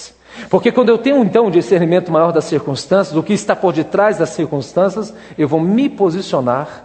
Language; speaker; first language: Portuguese; native; Portuguese